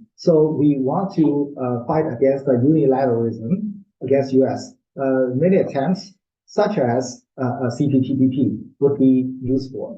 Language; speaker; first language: English; non-native, fluent; Chinese